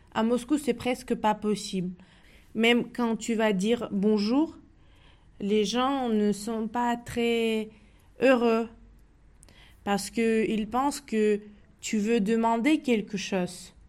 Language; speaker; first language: French; non-native, fluent; Russian